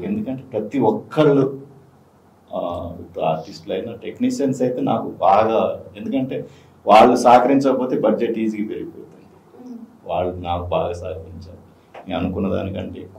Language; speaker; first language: Telugu; native; Telugu